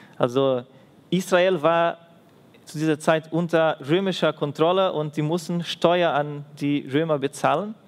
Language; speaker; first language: German; non-native, fluent; Portuguese